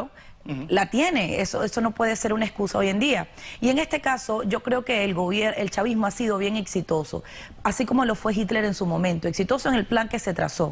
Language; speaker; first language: Spanish; native; Spanish